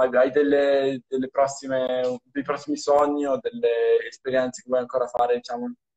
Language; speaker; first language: Italian; native; Italian